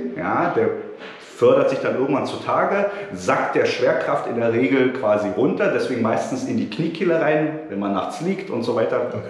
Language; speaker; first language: German; native; German